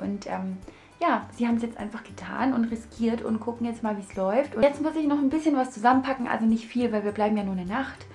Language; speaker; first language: German; native; German